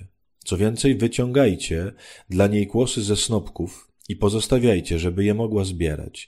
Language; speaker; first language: Polish; native; Polish